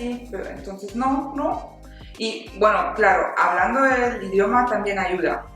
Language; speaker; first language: Spanish; non-native, fluent; German